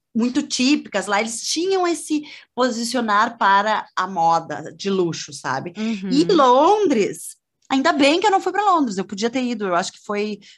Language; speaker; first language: Portuguese; native; Portuguese